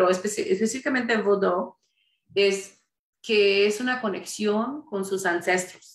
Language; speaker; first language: Spanish; early bilingual, heritage; Spanish